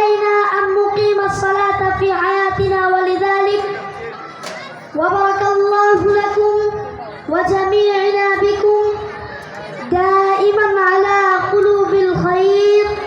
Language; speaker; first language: Arabic; non-native, learner; Bangla